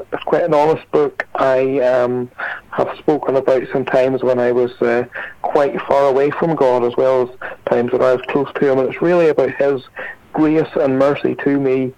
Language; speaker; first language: English; native; English